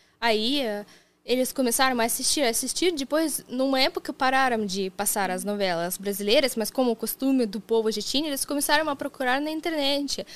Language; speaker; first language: Portuguese; non-native, fluent; Russian